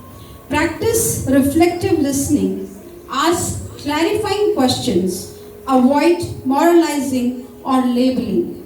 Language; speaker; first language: English; non-native, local second language; Marathi